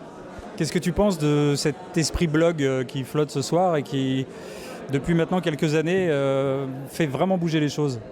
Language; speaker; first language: French; native; French